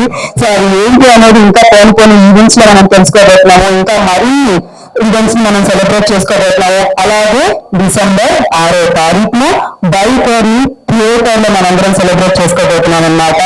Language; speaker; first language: Telugu; native; Telugu